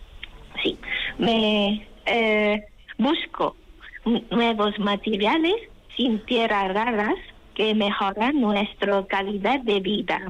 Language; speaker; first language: Spanish; non-native, learner; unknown